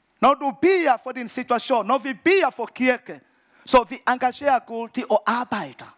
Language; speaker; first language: Danish; non-native, fluent; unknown